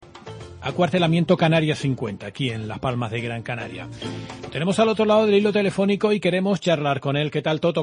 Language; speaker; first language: Spanish; native; Spanish